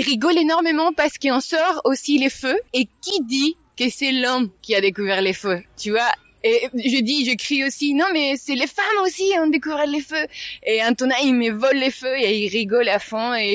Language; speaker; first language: French; non-native, fluent; Spanish